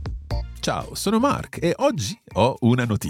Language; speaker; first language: Italian; non-native, fluent; English